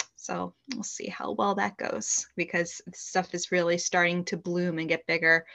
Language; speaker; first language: English; native; English